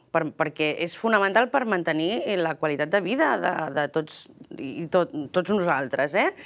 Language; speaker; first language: Catalan; early bilingual, other home language; Spanish